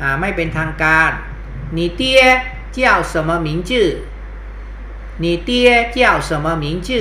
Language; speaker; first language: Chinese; non-native, fluent; Thai